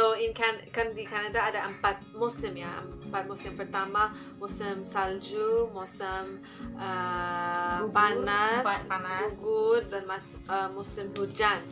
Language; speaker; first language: Indonesian; non-native, fluent; English